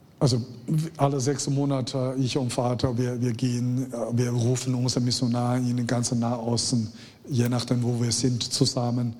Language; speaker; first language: German; non-native, fluent; Chinese